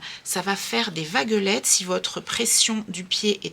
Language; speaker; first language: French; native; French